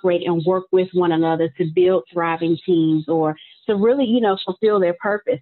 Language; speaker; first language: English; native; English